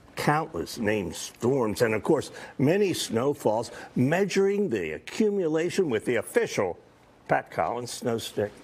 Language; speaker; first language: English; native; English